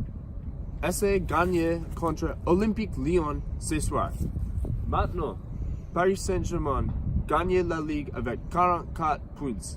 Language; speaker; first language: French; non-native, learner; English